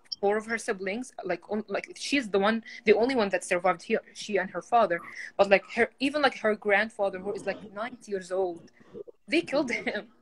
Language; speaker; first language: English; non-native, fluent; Arabic